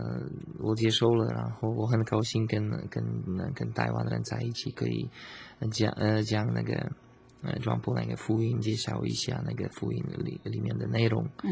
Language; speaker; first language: Chinese; non-native, learner; Slovak